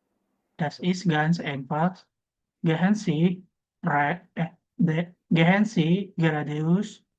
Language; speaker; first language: German; non-native, learner; Indonesian